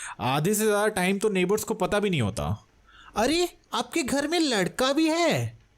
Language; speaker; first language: Hindi; non-native, local second language; Bangla